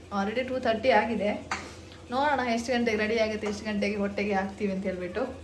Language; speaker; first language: Kannada; non-native, local second language; Tulu